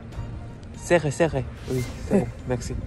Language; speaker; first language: French; non-native, fluent; Korean